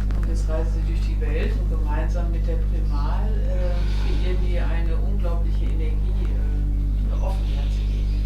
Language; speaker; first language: German; native; German